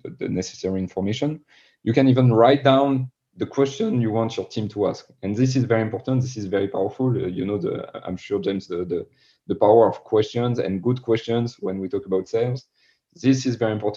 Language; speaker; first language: English; non-native, fluent; French